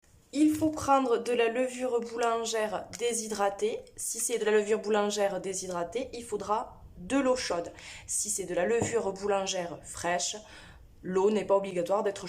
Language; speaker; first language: French; native; French